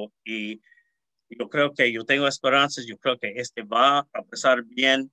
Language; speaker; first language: Spanish; early bilingual, heritage; Spanish